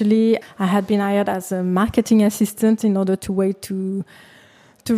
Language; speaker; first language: English; non-native, fluent; French